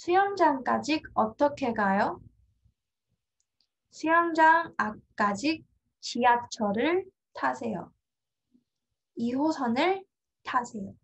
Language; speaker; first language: Korean; non-native, fluent; English